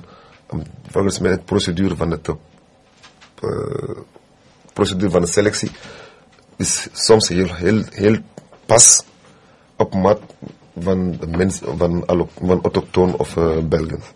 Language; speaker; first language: Dutch; non-native, fluent; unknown